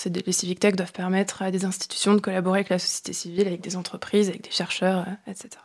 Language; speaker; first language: French; native; French